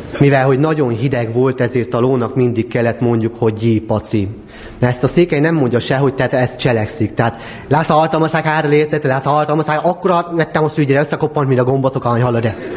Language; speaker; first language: Hungarian; native; Hungarian